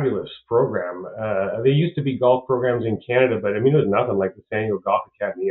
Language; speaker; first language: English; native; English